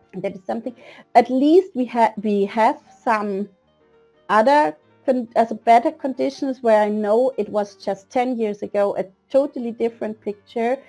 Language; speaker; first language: English; non-native, fluent; German